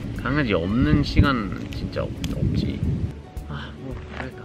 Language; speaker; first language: Korean; non-native, fluent; English